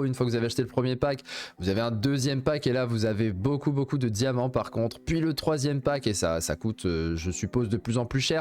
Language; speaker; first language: French; native; French